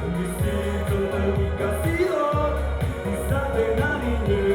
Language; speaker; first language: Basque; early bilingual, other home language; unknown